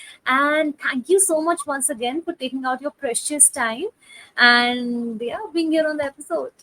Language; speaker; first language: English; non-native, local second language; Hindi